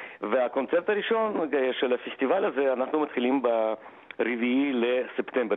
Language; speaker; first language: Hebrew; non-native, fluent; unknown